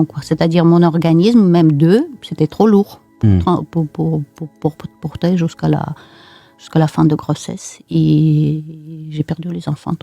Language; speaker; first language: French; non-native, fluent; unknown